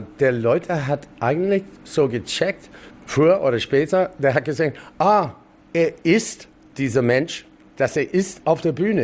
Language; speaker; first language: German; non-native, fluent; English